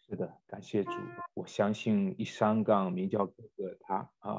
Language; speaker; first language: Chinese; native; Chinese